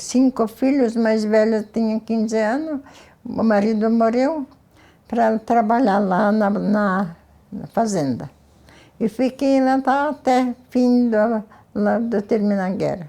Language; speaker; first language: Portuguese; early bilingual, other home language; Ukrainian